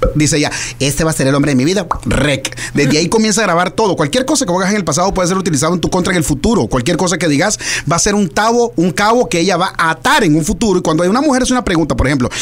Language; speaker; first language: Spanish; native; Spanish